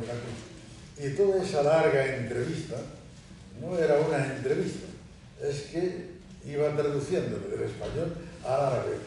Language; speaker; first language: Spanish; native; Spanish